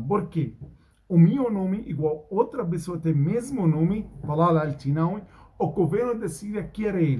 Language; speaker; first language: Portuguese; non-native, learner; Arabic